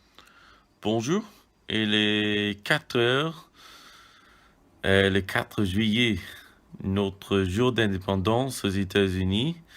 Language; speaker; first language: French; non-native, fluent; English